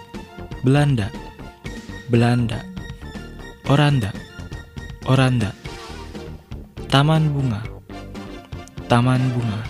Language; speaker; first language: Japanese; non-native, fluent; Indonesian